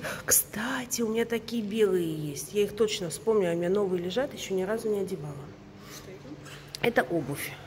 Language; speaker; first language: Russian; native; Russian